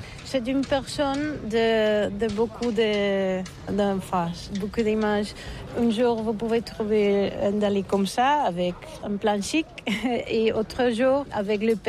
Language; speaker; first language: French; non-native, learner; Catalan